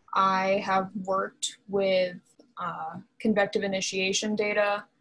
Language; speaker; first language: English; native; English